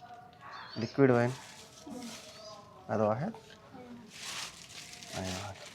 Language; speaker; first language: Arabic; non-native, learner; Telugu